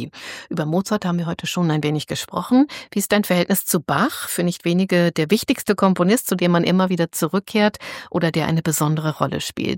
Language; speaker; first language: German; native; German